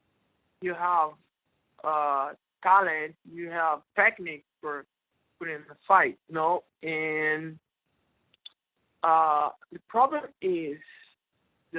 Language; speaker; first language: English; non-native, learner; Portuguese